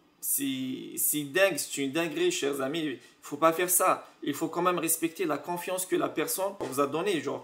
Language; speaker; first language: French; non-native, local second language; Arabic